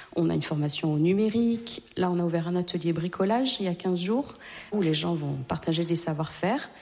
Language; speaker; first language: French; native; French